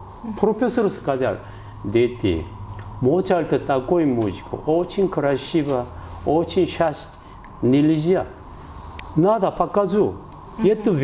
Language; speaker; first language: Russian; non-native, learner; Korean